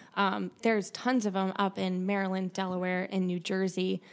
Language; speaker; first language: English; native; English